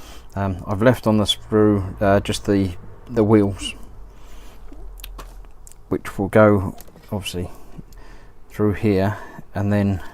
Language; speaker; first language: English; native; English